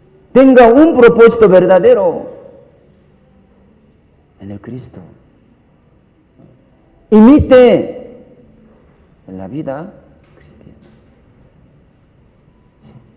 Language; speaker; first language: Spanish; non-native, learner; Korean